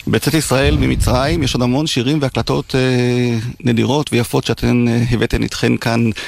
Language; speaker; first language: Hebrew; native; Hebrew